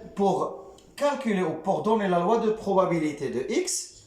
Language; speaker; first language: French; non-native, local second language; Arabic